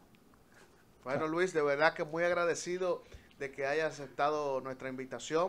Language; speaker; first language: Spanish; native; Spanish